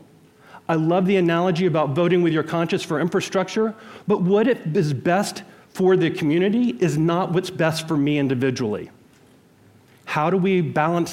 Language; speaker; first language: English; native; English